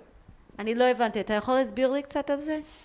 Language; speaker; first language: Hebrew; native; Hebrew